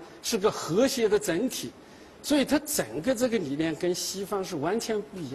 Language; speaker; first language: Chinese; native; Chinese